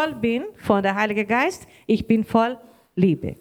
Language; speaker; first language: German; non-native, learner; Portuguese